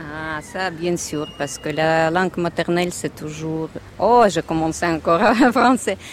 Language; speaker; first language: French; non-native, learner; Russian